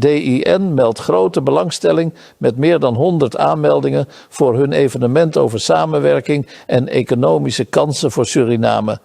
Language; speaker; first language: Dutch; native; Dutch